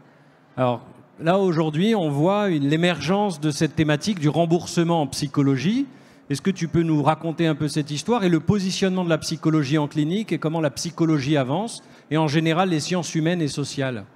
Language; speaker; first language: French; native; French